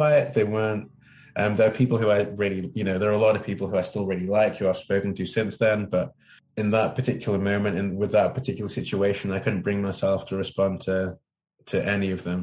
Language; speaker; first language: English; native; English